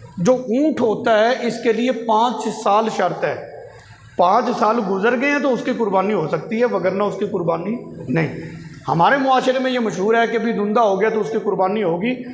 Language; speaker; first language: Urdu; non-native, local second language; Punjabi